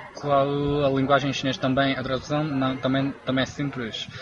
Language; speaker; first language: Portuguese; non-native, fluent; Chinese